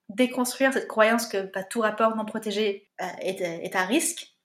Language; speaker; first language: French; native; French